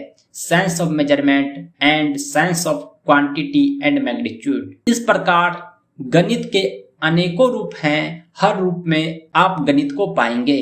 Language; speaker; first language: Hindi; native; Hindi